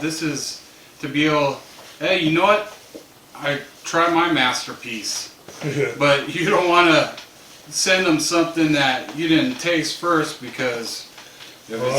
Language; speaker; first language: English; native; English